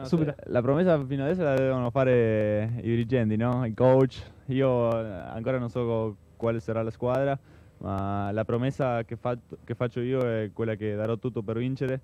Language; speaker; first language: Italian; non-native, fluent; Spanish